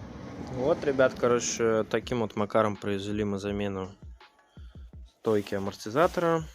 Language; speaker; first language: Russian; native; Russian